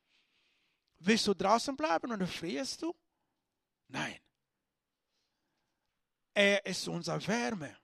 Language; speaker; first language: German; non-native, learner; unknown